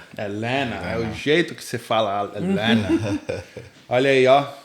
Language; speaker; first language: Portuguese; native; Portuguese